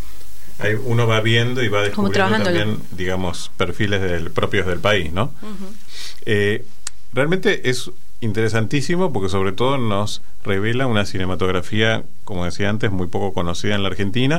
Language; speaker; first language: Spanish; native; Spanish